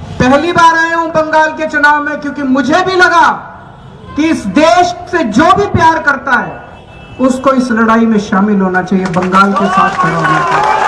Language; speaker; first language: Hindi; native; Hindi